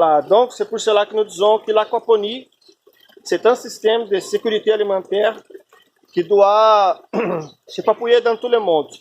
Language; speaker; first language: French; non-native, fluent; Portuguese